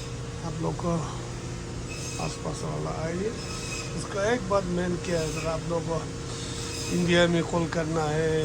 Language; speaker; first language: Hindi; non-native, local second language; Tibetan